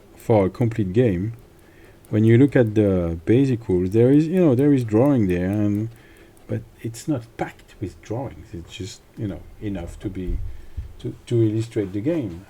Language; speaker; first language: English; non-native, fluent; French